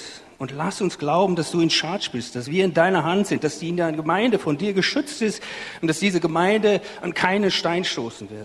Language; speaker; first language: German; native; German